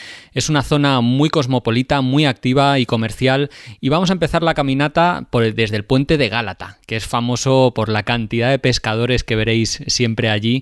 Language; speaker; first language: Spanish; native; Spanish